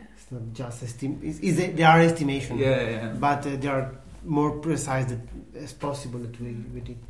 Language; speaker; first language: English; non-native, learner; Italian